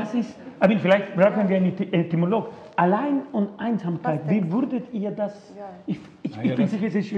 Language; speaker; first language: German; non-native, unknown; Spanish